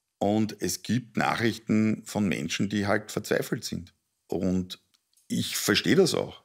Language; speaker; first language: German; native; German